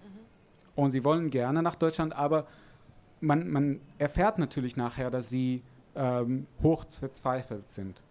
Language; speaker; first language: German; non-native, fluent; Arabic